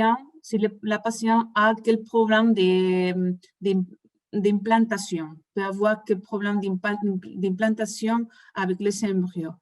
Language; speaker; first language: French; non-native, fluent; Spanish